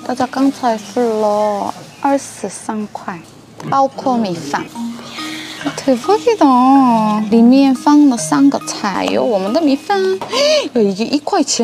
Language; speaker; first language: Chinese; non-native, fluent; Korean